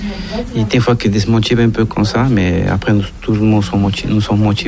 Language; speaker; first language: French; non-native, learner; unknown